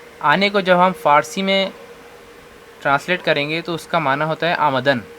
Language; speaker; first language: Urdu; native; Urdu